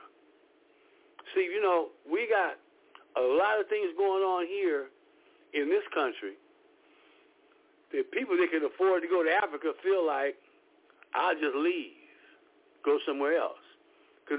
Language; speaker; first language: English; native; English